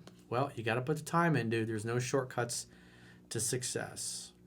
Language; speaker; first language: English; native; English